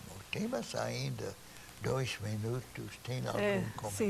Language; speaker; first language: Portuguese; non-native, fluent; English